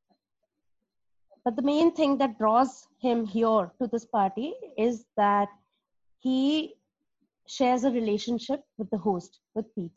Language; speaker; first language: English; non-native, local second language; Hindi